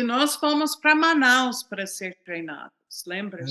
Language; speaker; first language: Portuguese; non-native, fluent; English